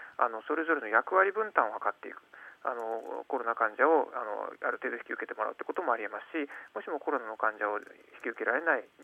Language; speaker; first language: Japanese; native; Japanese